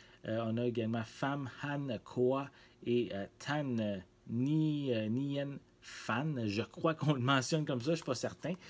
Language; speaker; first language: French; native; French